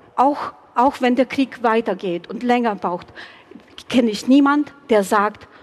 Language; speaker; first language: German; non-native, fluent; Ukrainian